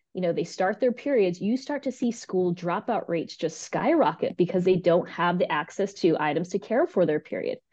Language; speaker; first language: English; early bilingual, other home language; Spanish